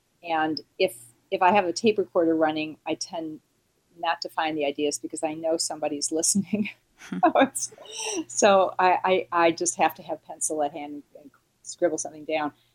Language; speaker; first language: English; native; English